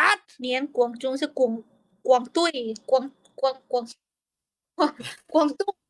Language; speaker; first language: Chinese; non-native, learner; Lao